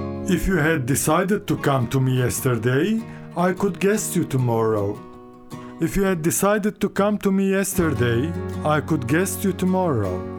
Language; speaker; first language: English; non-native, fluent; Turkish